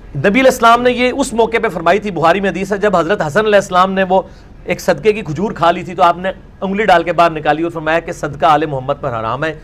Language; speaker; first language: Urdu; non-native, local second language; Punjabi